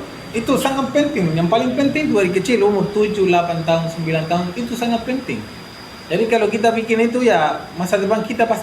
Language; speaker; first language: Indonesian; non-native, fluent; Spanish